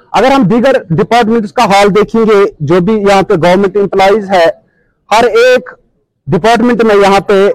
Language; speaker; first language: Urdu; non-native, local second language; Kashmiri